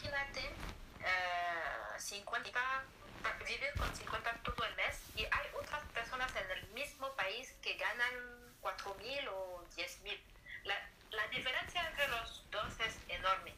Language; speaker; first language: Spanish; non-native, learner; French